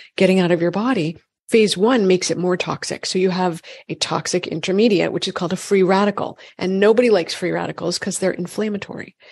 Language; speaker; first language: English; native; English